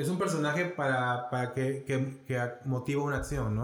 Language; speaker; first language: Spanish; native; Spanish